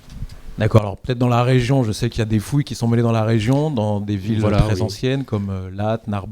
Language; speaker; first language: French; native; French